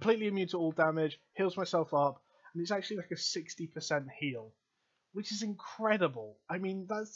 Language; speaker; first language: English; native; English